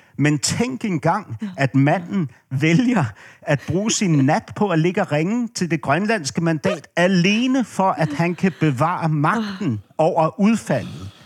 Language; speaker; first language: Danish; native; Danish